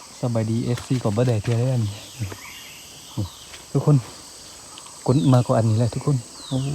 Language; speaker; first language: Thai; non-native, local second language; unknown